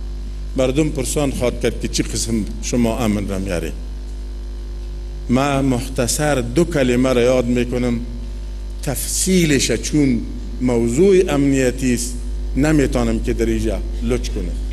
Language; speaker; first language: Persian; non-native, local second language; Pashto